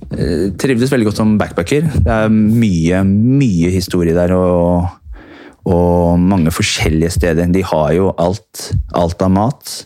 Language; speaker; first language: Norwegian; early bilingual, heritage; Norwegian